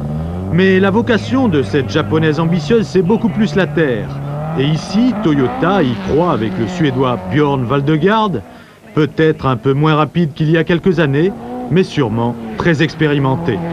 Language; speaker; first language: French; native; French